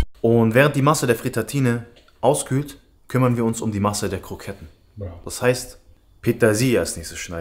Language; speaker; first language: German; native; German